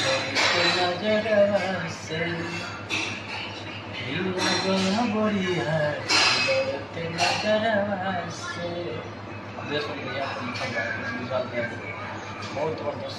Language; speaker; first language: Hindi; non-native, local second language; Maithili